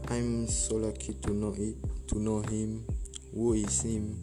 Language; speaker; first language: English; non-native, learner; Malay